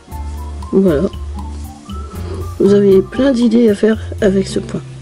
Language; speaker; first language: French; native; French